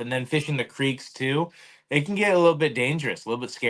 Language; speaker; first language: English; native; English